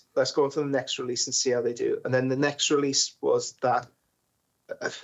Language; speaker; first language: English; native; English